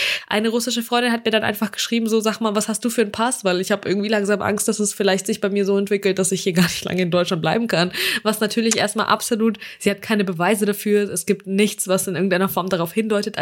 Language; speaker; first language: German; early bilingual, other home language; Russian